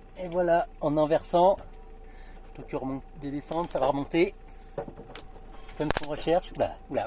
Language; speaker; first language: French; native; French